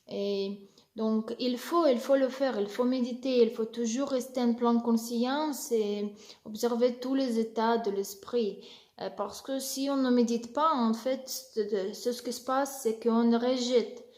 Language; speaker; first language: French; non-native, learner; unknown